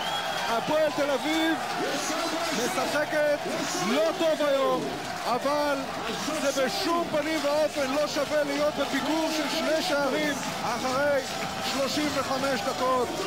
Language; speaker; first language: Hebrew; native; Hebrew